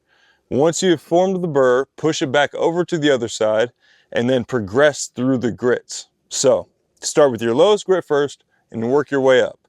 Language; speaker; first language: English; native; English